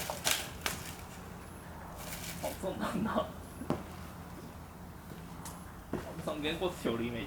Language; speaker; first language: Japanese; native; Japanese